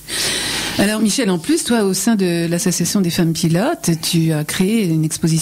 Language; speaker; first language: French; native; French